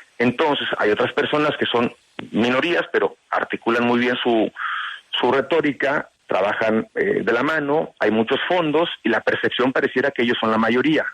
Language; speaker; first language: Spanish; native; Spanish